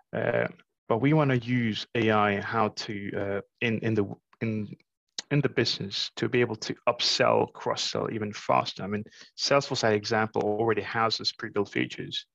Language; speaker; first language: English; non-native, fluent; Morisyen